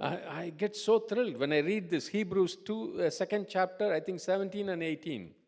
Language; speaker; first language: English; non-native, local second language; Tamil